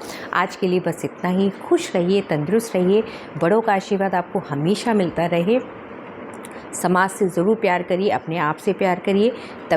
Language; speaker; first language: Hindi; native; Hindi